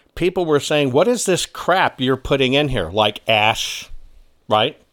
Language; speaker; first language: English; early bilingual, other home language; German